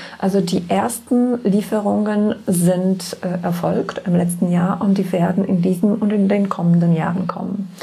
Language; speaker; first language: German; non-native, fluent; Polish